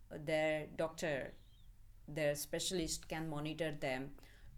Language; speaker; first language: English; non-native, local second language; Marathi